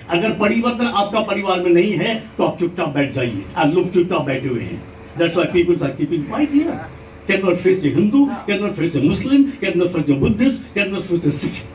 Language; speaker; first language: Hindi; non-native, local second language; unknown